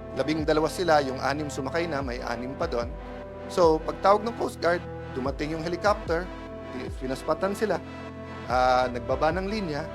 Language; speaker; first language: Filipino; native; Filipino